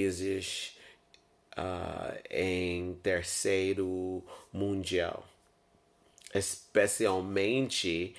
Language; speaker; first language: Portuguese; non-native, learner; English